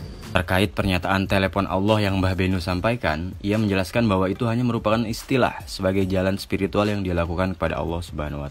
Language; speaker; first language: Indonesian; native; Indonesian